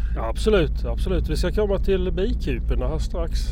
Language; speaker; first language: Swedish; native; Swedish